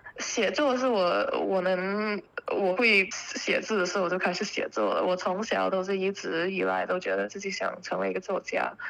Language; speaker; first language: Chinese; early bilingual, heritage; Chinese